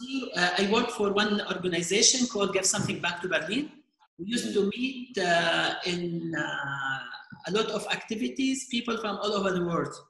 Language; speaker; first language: English; non-native, fluent; Arabic